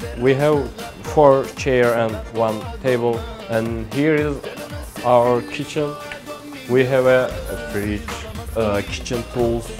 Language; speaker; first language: English; non-native, learner; Turkish